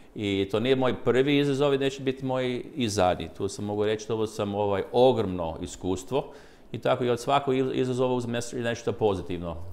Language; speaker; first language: Croatian; early bilingual, heritage; Croatian